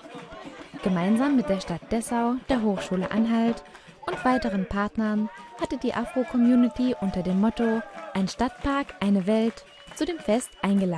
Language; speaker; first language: German; native; German